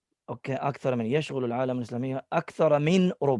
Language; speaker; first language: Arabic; non-native, fluent; English